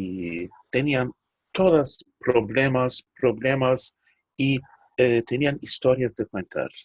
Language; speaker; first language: Spanish; early bilingual, heritage; Turkish